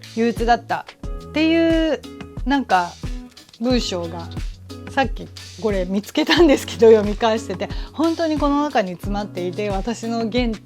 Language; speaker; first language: Japanese; native; Japanese